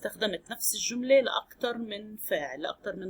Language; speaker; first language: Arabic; native; Arabic